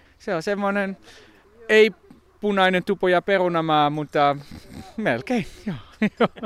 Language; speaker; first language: Finnish; non-native, fluent; Dutch